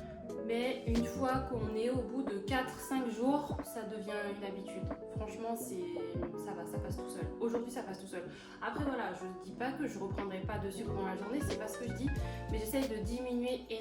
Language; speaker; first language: French; native; French